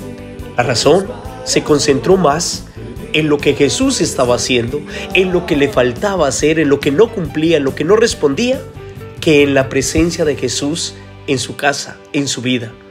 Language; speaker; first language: Spanish; native; Spanish